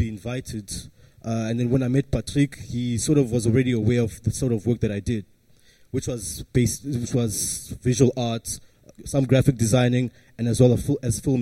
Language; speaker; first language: English; early bilingual, other home language; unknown